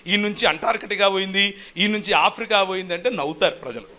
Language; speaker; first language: Telugu; native; Telugu